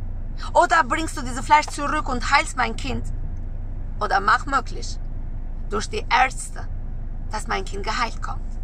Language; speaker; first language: German; non-native, learner; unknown